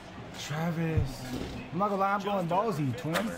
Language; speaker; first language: English; native; English